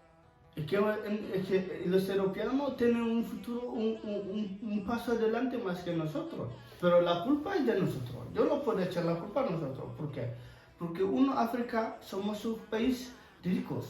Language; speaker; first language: Spanish; non-native, learner; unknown